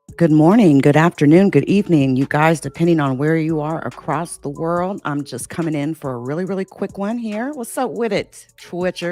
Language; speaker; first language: English; native; English